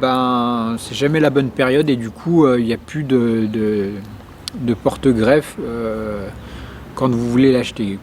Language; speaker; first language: French; native; French